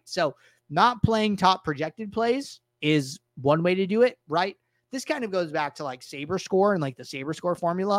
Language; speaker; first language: English; native; English